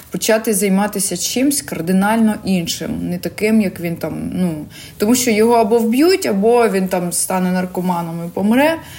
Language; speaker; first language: Ukrainian; non-native, local second language; Russian